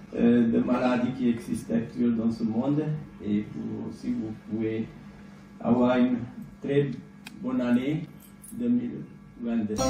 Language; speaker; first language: French; non-native, learner; Sinhala